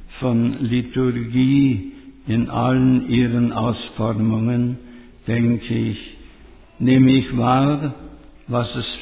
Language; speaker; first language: German; native; German